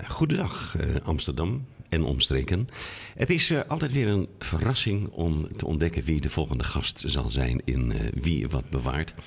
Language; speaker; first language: Dutch; native; Dutch